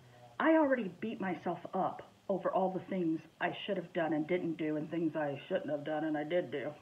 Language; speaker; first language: English; native; English